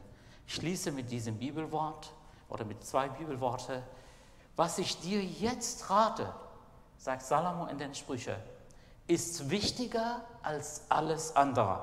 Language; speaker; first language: German; non-native, fluent; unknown